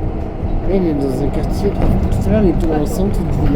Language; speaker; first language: French; native; French